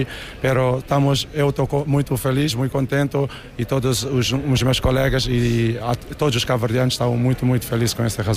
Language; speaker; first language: Portuguese; non-native, local second language; Kabuverdianu